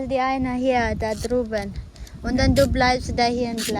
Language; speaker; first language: German; non-native, learner; Filipino